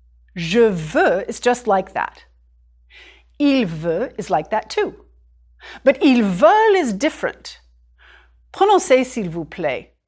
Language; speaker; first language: French; non-native, fluent; English